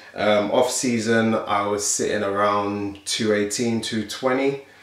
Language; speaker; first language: English; native; English